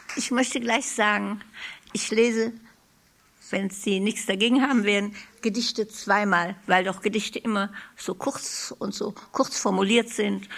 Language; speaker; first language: German; native; German